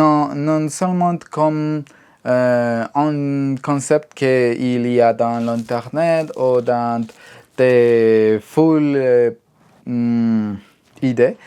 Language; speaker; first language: French; non-native, learner; Spanish